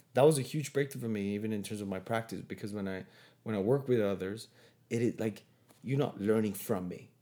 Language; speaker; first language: English; non-native, fluent; Spanish